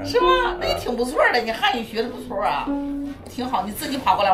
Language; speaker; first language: Chinese; native; Chinese